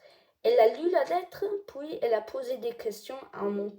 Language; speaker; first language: French; non-native, learner; German